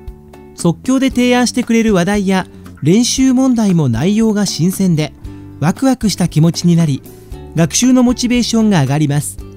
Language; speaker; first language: Japanese; native; Japanese